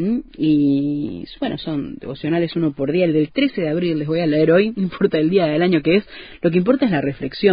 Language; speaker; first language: Spanish; native; Spanish